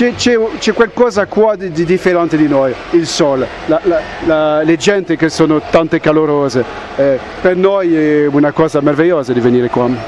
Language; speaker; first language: Italian; non-native, learner; French